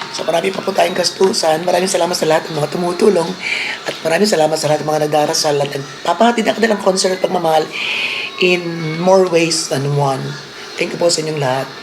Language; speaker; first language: Filipino; native; Filipino